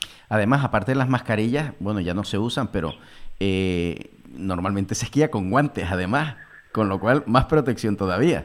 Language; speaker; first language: Spanish; native; Spanish